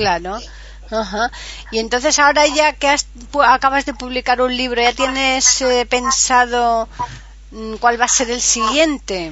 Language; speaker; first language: Spanish; native; Spanish